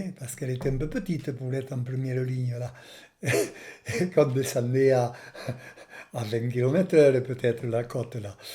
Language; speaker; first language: French; native; French